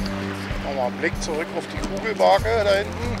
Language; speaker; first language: German; native; German